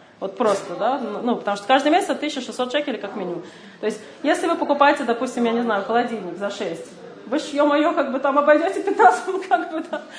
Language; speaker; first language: Russian; early bilingual, heritage; Russian